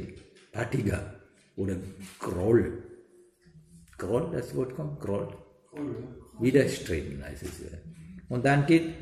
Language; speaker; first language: German; non-native, learner; Sinhala